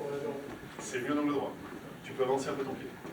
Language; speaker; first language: French; native; French